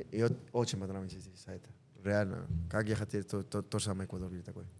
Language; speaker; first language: Russian; non-native, learner; Spanish